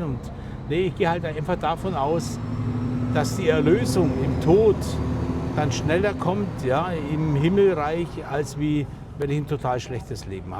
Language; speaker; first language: German; native; German